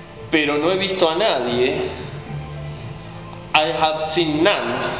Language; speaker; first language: English; non-native, fluent; Spanish